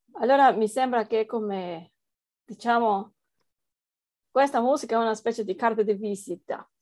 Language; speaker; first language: Italian; non-native, fluent; Spanish